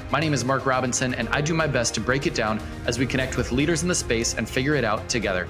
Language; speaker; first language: English; native; English